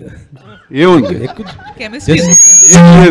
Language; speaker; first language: Telugu; native; Telugu